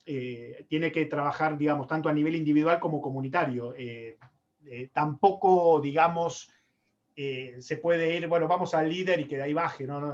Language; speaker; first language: Spanish; native; Spanish